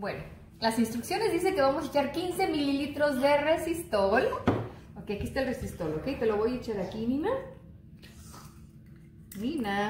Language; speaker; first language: Spanish; native; Spanish